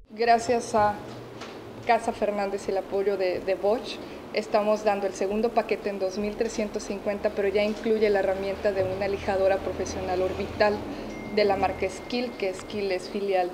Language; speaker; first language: Spanish; native; Spanish